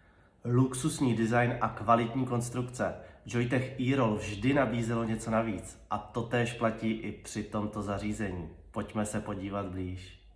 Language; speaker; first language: Czech; native; Czech